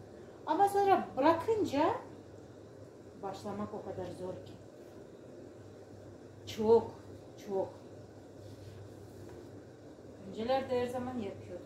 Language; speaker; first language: Turkish; non-native, fluent; Russian